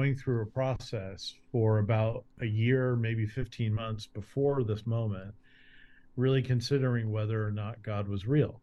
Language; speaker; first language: English; native; English